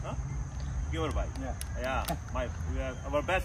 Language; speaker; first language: English; non-native, learner; Pashto